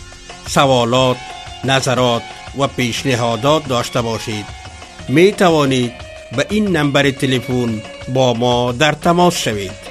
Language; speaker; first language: Persian; non-native, local second language; Pashto